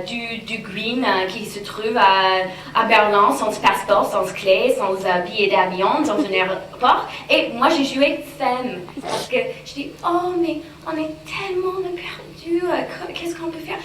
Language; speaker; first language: French; non-native, fluent; English